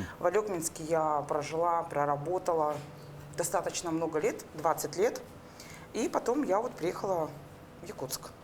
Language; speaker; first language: Russian; native; Russian